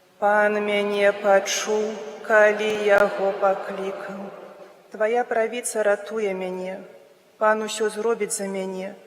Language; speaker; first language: Belarusian; native; Belarusian